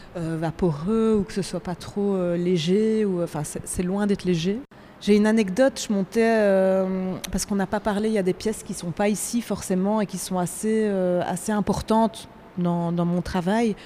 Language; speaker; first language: French; native; French